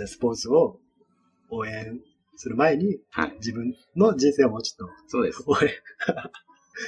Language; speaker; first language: Japanese; native; Japanese